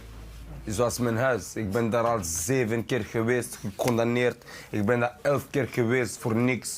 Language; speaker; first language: Dutch; early bilingual, other home language; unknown